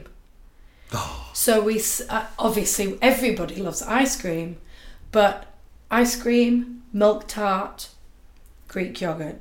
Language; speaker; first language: English; native; English